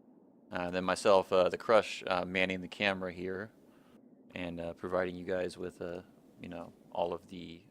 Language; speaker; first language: English; native; English